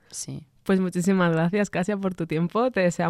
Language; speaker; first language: Spanish; native; Spanish